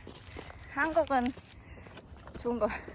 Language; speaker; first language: Korean; non-native, learner; Khmer